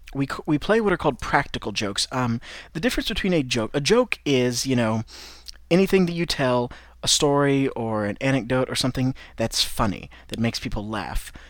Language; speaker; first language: English; native; English